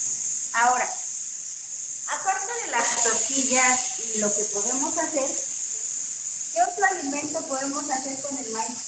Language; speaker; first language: Spanish; native; Spanish